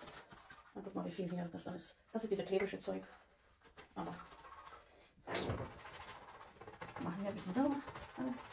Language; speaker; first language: German; non-native, fluent; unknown